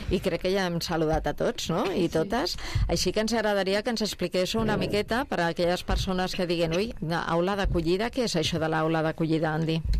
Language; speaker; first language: Catalan; native; Catalan